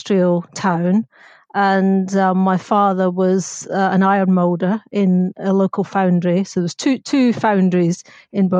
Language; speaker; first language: English; native; English